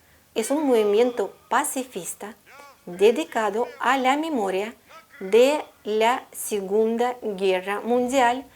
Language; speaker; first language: Spanish; non-native, fluent; Russian